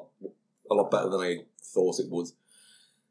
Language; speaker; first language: English; native; English